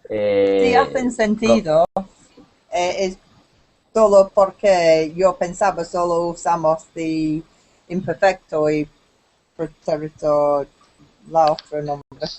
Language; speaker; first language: Spanish; non-native, learner; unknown